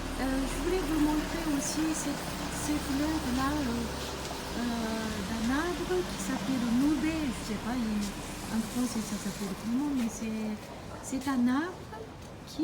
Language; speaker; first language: French; non-native, fluent; Japanese